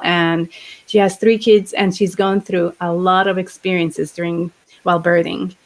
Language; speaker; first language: English; native; English